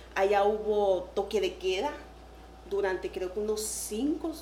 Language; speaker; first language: Spanish; native; Spanish